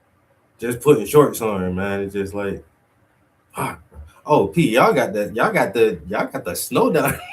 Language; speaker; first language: English; native; English